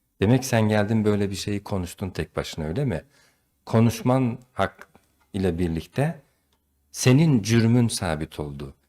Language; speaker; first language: Turkish; native; Turkish